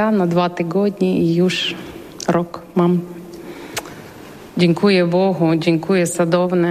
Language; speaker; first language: Polish; non-native, learner; Ukrainian